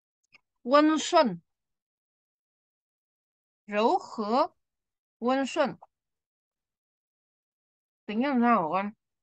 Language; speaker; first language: Chinese; non-native, fluent; Vietnamese